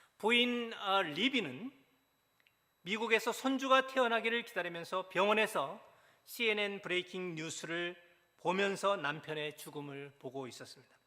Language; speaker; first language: Korean; native; Korean